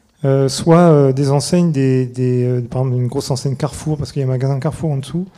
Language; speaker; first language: French; native; French